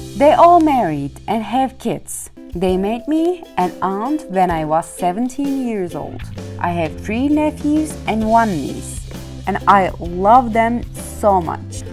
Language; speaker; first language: English; non-native, fluent; Turkish